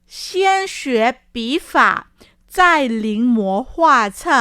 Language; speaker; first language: Chinese; non-native, fluent; Thai